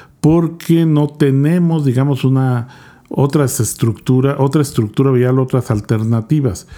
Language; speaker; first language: Spanish; native; Spanish